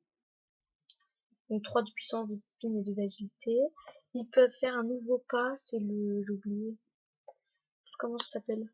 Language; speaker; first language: French; native; French